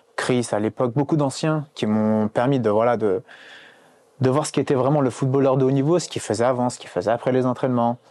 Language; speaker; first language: French; native; French